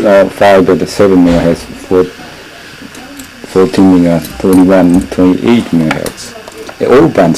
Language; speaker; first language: English; non-native, learner; Japanese